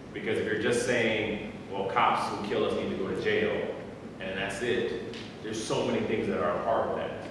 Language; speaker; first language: English; native; English